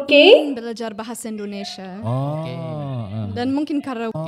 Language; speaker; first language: Indonesian; non-native, fluent; English